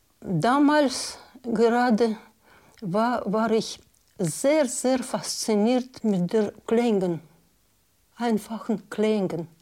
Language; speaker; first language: German; non-native, learner; Russian